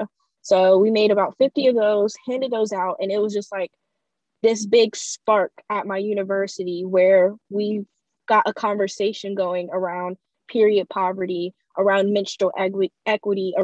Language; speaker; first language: English; native; English